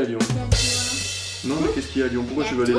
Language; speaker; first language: French; native; French